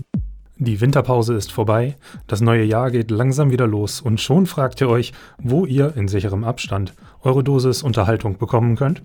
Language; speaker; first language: German; native; German